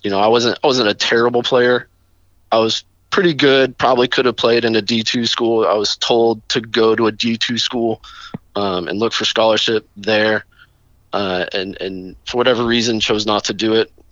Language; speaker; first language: English; native; English